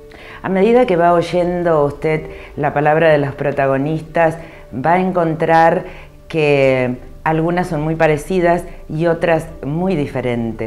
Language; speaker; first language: Spanish; native; Spanish